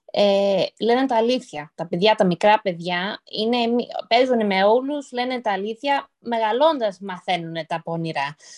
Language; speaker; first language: Greek; early bilingual, heritage; Greek